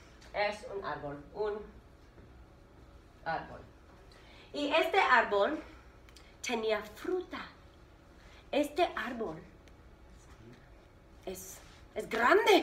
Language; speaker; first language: Spanish; non-native, fluent; English